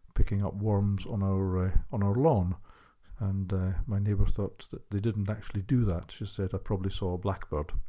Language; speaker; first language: English; native; English